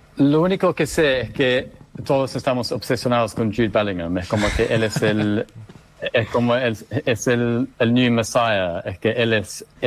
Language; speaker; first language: Spanish; non-native, fluent; English